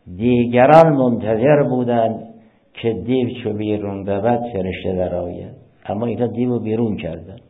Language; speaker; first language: Persian; native; Persian